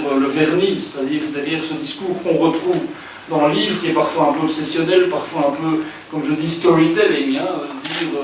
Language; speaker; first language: French; native; French